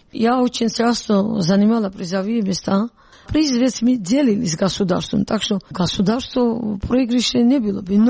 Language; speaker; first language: Russian; non-native, local second language; Georgian